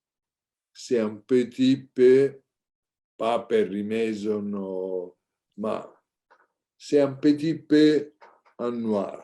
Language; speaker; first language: French; non-native, learner; Italian